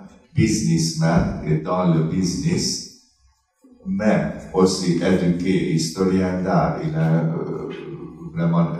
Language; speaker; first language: French; non-native, fluent; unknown